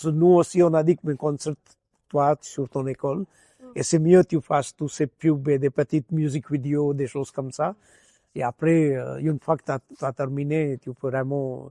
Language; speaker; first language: French; non-native, fluent; Gujarati